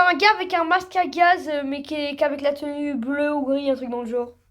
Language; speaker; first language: French; native; French